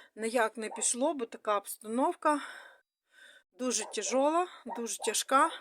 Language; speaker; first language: Ukrainian; non-native, local second language; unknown